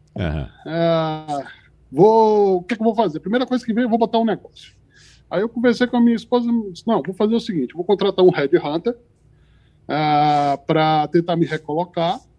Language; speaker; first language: Portuguese; native; Portuguese